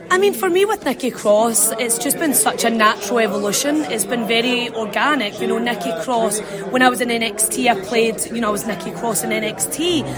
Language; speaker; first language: English; native; English